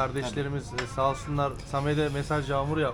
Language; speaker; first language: Turkish; native; Turkish